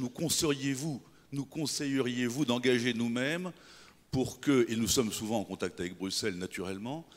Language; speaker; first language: French; native; French